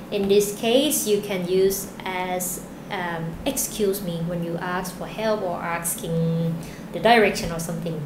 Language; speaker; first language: English; non-native, fluent; Thai